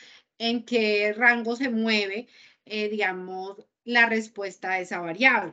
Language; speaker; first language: Spanish; native; Spanish